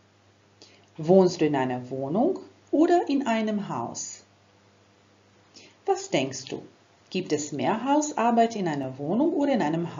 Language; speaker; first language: German; non-native, fluent; Croatian